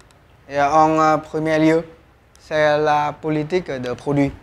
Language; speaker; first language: French; non-native, learner; Vietnamese